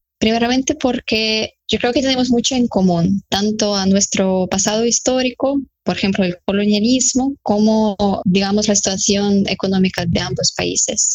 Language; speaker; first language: Spanish; non-native, fluent; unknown